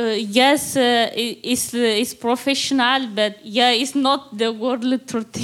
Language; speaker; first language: English; non-native, learner; Tigrinya